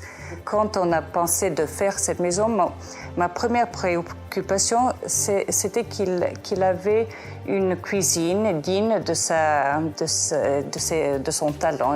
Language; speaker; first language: French; non-native, fluent; Italian